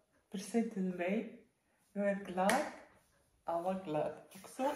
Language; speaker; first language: Swedish; non-native, learner; Mongolian